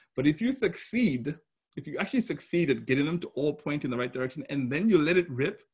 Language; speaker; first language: English; non-native, local second language; Shona